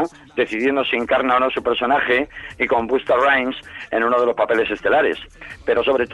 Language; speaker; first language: Spanish; native; Spanish